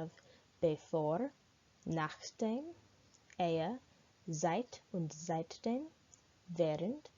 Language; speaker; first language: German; non-native, learner; English